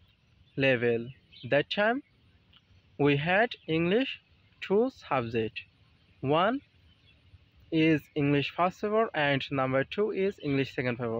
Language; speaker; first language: English; non-native, learner; Bangla